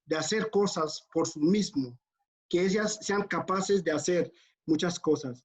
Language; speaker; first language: Spanish; non-native, fluent; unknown